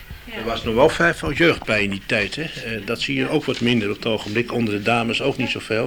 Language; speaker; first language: Dutch; native; Dutch